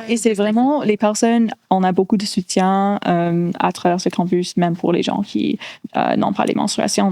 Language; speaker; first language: French; non-native, local second language; English